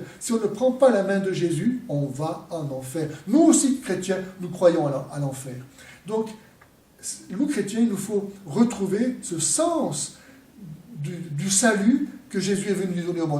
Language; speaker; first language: French; native; French